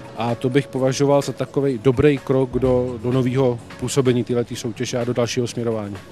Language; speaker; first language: Czech; native; Czech